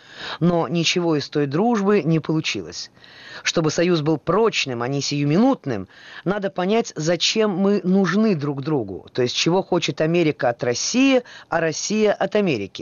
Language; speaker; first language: Russian; native; Russian